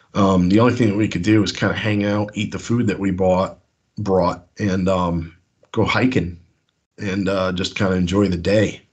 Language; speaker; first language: English; native; English